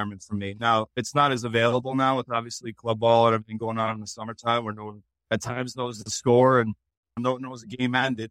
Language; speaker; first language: English; native; English